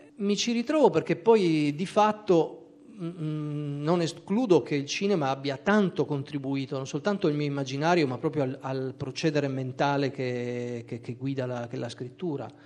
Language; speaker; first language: Italian; native; Italian